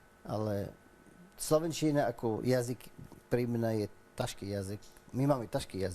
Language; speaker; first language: Slovak; non-native, learner; Arabic